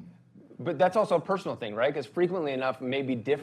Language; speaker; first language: English; native; English